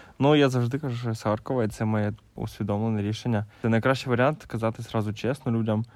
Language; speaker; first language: Ukrainian; non-native, local second language; Russian